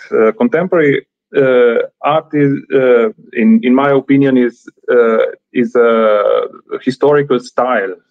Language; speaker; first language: English; non-native, fluent; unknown